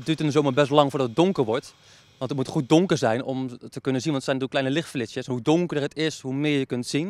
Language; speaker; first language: Dutch; native; Dutch